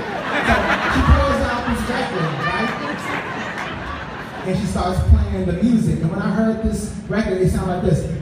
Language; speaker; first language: English; native; English